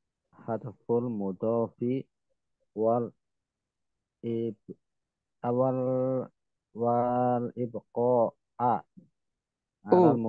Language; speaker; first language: Arabic; non-native, learner; Indonesian